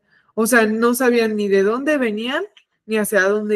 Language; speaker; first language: Spanish; native; Spanish